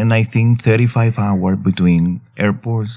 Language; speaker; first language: English; non-native, fluent; Spanish